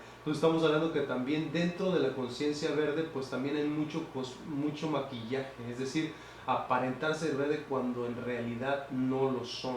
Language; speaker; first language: Spanish; native; Spanish